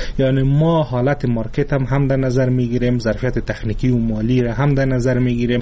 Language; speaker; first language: Persian; non-native, local second language; Pashto